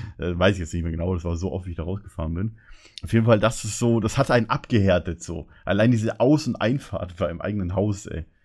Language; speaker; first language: German; native; German